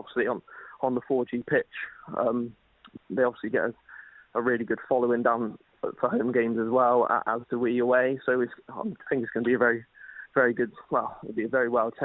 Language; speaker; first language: English; native; English